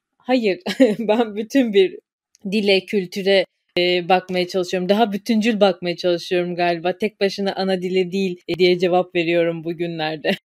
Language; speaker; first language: Turkish; native; Turkish